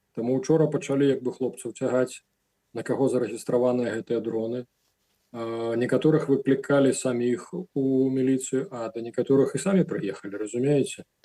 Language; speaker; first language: Belarusian; non-native, local second language; Russian